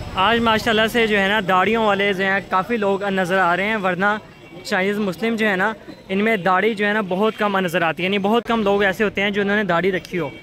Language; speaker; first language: Urdu; non-native, local second language; Punjabi